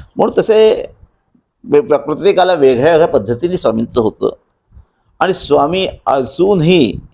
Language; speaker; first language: Marathi; native; Marathi